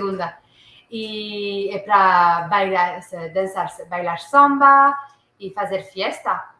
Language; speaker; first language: Portuguese; non-native, learner; French